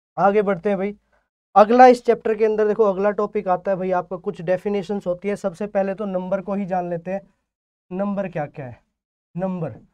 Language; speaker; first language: Hindi; native; Hindi